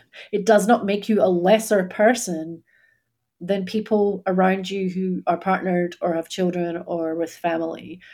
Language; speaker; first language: English; native; English